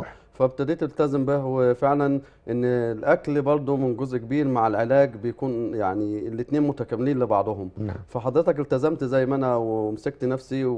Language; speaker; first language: Arabic; native; Arabic